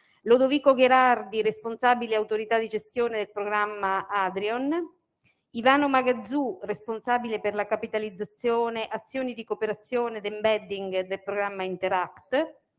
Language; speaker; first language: Italian; native; Italian